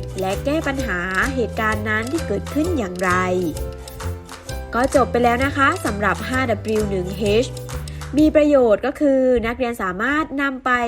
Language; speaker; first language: Thai; native; Thai